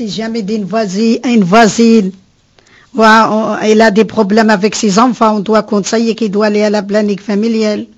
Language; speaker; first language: French; non-native, learner; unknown